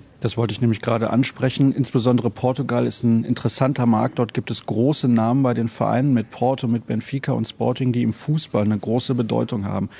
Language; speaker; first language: German; native; German